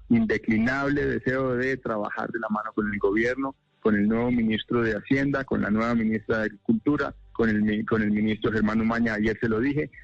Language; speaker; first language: Spanish; native; Spanish